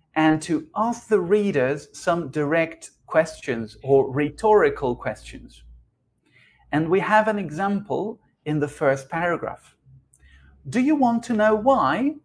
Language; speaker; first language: English; non-native, fluent; Spanish